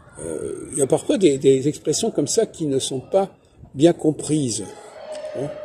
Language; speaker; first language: French; native; French